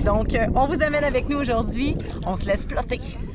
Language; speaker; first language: French; native; French